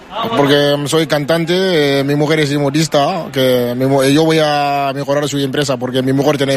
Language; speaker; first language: Spanish; non-native, learner; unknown